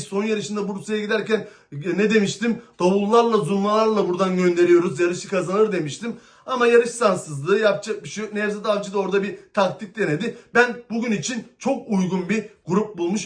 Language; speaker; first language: Turkish; native; Turkish